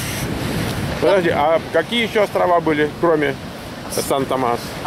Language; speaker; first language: Russian; native; Russian